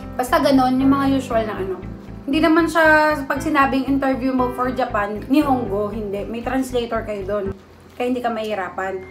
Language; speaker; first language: Filipino; native; Filipino